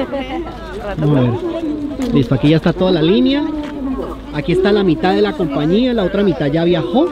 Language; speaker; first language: Spanish; native; Spanish